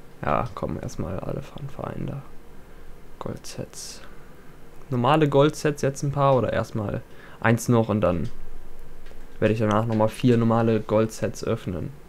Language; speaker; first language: German; native; German